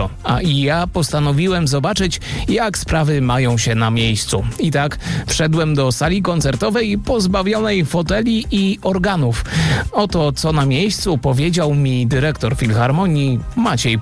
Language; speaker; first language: Polish; native; Polish